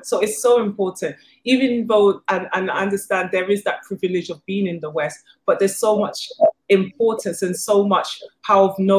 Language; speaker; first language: English; native; English